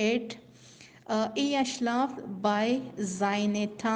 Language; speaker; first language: German; non-native, learner; Urdu